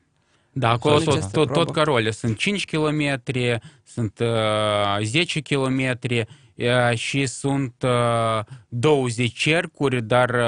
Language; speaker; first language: Romanian; non-native, local second language; Russian